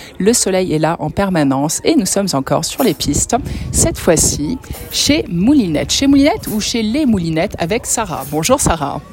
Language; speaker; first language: French; native; French